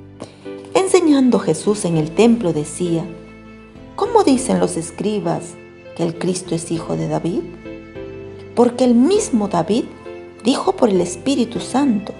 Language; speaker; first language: Spanish; native; Spanish